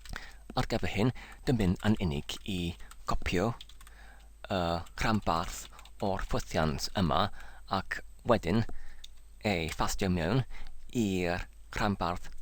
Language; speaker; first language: Welsh; non-native, learner; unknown